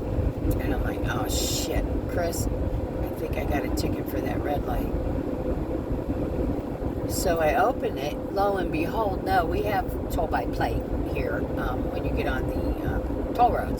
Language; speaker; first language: English; native; English